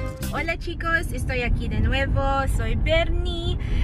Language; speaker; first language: Spanish; non-native, learner; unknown